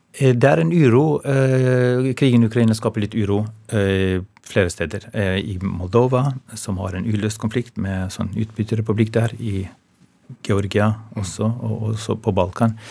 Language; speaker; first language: Norwegian; non-native, fluent; Albanian